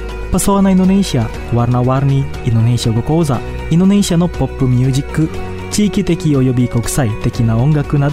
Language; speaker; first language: Japanese; non-native, fluent; Indonesian